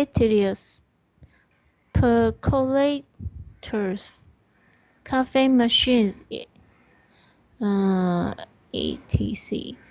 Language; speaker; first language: English; non-native, learner; Chinese